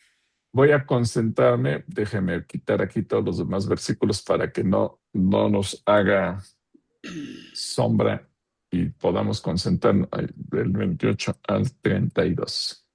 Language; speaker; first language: Spanish; native; Spanish